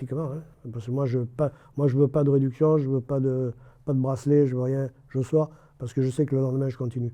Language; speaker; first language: French; native; French